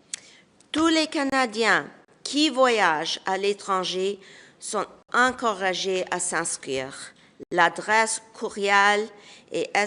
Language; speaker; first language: French; non-native, fluent; English